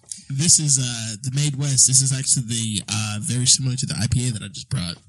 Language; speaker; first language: English; native; English